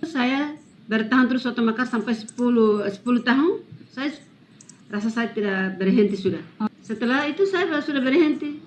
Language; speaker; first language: Indonesian; non-native, local second language; Tetum